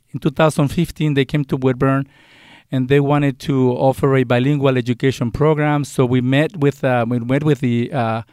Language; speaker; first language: English; non-native, fluent; Spanish